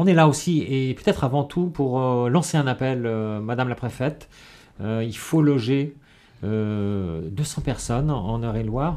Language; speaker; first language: French; native; French